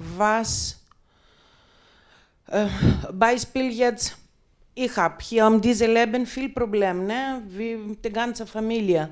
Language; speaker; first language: German; non-native, learner; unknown